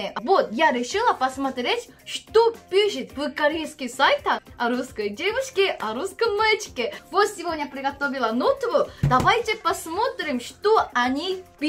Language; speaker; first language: Russian; non-native, learner; Korean